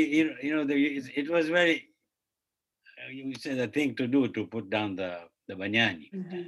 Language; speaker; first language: English; non-native, local second language; Kachhi